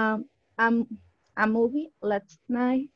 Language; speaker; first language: English; non-native, learner; Spanish